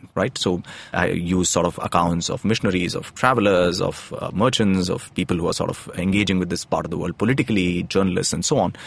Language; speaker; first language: English; non-native, local second language; Tamil